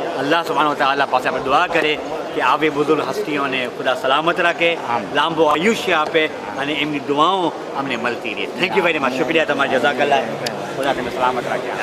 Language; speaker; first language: Gujarati; early bilingual, heritage; Gujarati